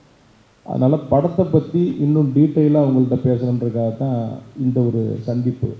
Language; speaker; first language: Tamil; native; Tamil